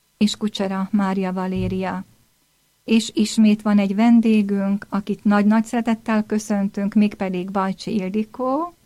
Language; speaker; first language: Hungarian; native; Hungarian